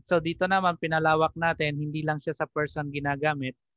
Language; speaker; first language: Filipino; native; Filipino